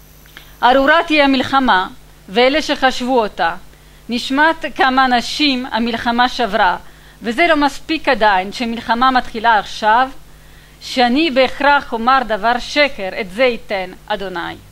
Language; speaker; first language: Hebrew; non-native, fluent; Italian